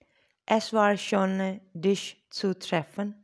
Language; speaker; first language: German; non-native, learner; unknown